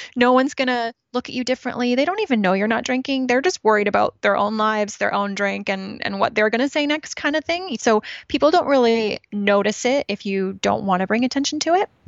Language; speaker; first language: English; native; English